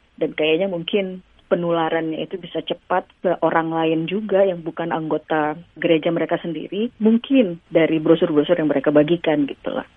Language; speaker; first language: Indonesian; native; Indonesian